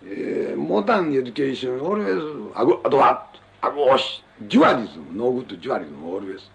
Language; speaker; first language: English; non-native, learner; Japanese